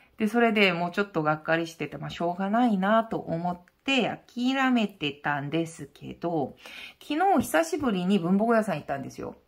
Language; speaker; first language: Japanese; non-native, fluent; Korean